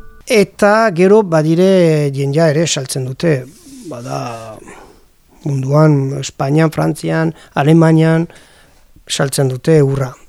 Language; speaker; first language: Basque; non-native, learner; French